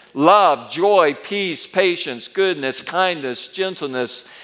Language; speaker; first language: English; native; English